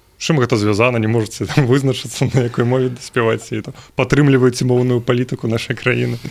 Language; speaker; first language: Belarusian; non-native, local second language; Russian